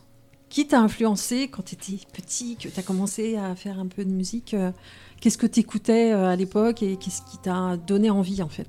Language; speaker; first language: French; native; French